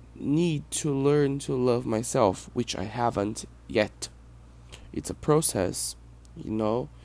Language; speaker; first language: English; non-native, fluent; Portuguese